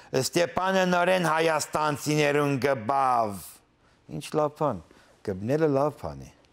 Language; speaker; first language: Armenian; early bilingual, heritage; Armenian